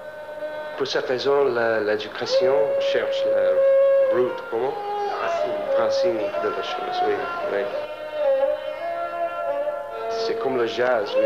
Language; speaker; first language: French; non-native, learner; English